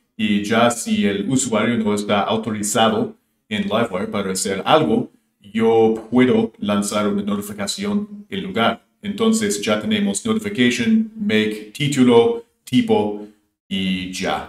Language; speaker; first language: Spanish; non-native, fluent; English